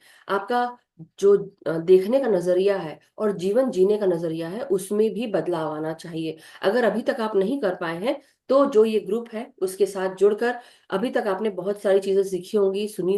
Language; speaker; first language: Hindi; native; Hindi